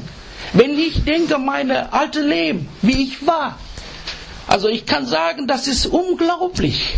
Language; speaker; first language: German; non-native, learner; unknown